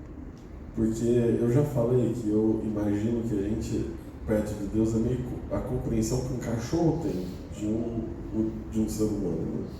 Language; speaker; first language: Portuguese; native; Portuguese